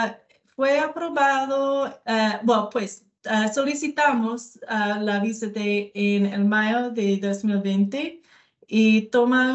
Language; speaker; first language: Spanish; non-native, learner; English